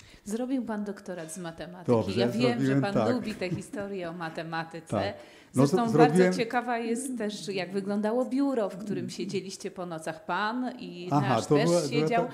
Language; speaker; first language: Polish; native; Polish